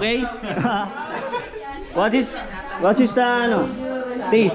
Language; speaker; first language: English; non-native, local second language; Filipino